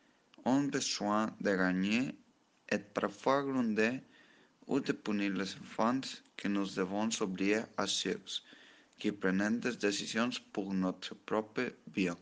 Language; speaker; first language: French; non-native, learner; Spanish